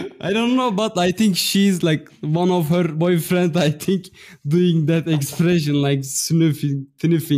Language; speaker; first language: English; non-native, fluent; Turkish